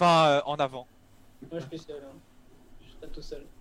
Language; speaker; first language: French; native; French